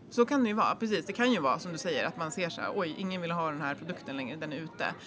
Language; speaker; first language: Swedish; native; Swedish